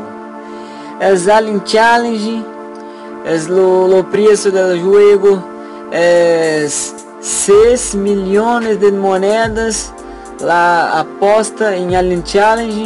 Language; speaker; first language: Portuguese; non-native, learner; Spanish